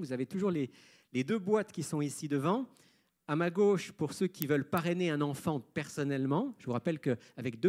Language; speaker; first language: French; native; French